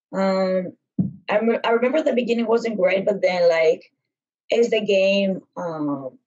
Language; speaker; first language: English; non-native, fluent; Hebrew